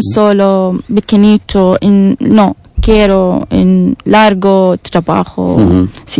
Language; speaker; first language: Spanish; non-native, learner; Arabic